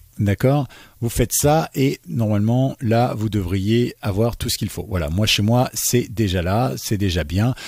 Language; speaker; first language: French; native; French